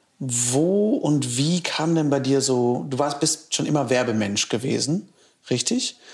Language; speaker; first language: German; native; German